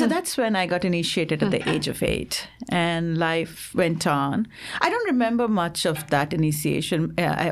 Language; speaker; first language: English; non-native, local second language; Assamese